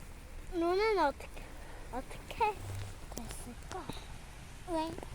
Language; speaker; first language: Korean; non-native, local second language; Mongolian